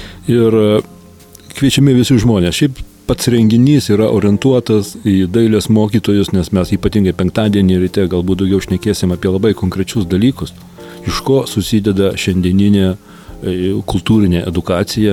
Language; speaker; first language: Lithuanian; native; Lithuanian